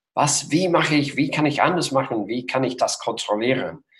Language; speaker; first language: German; non-native, fluent; English